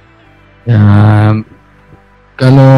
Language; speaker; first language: Indonesian; non-native, fluent; Spanish